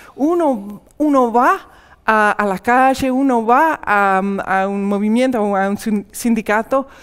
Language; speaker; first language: Spanish; non-native, fluent; English